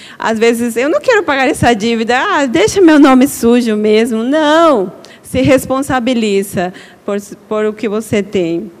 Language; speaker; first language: Portuguese; non-native, fluent; Spanish